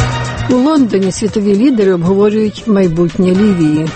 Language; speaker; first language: Ukrainian; native; Ukrainian